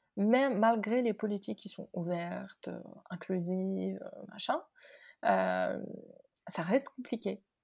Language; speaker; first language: French; non-native, local second language; Arabic